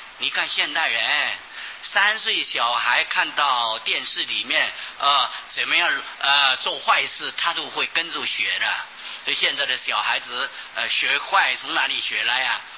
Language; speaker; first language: Chinese; non-native, local second language; Hakka Chinese